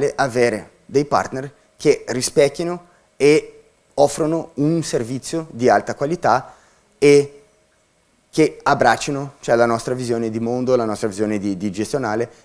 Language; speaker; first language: Italian; non-native, fluent; Portuguese